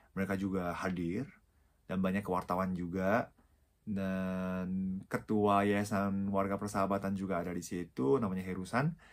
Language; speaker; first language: Indonesian; non-native, fluent; Japanese